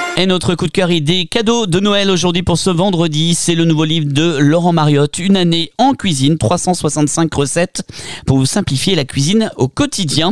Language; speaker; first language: French; native; French